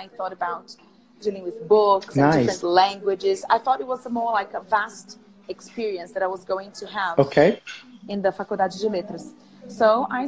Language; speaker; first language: English; non-native, fluent; Portuguese